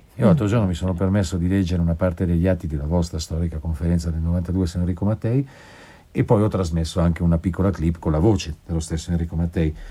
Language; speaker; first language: Italian; native; Italian